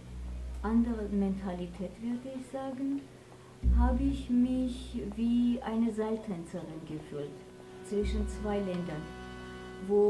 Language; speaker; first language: German; non-native, fluent; Armenian